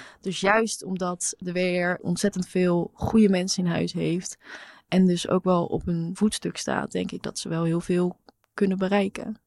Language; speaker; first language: Dutch; native; Dutch